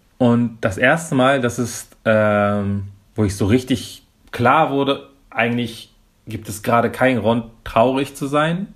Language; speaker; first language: German; early bilingual, other home language; Persian